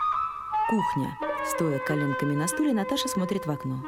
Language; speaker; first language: Russian; native; Russian